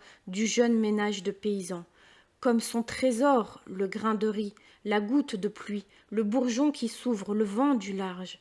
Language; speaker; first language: French; native; French